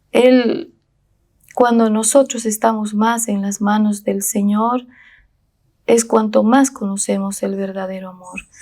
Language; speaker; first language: Spanish; native; Spanish